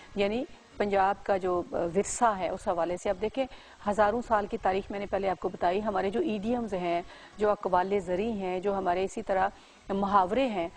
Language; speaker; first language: Urdu; non-native, local second language; Punjabi